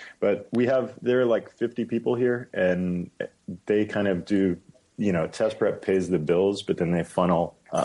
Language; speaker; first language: English; native; English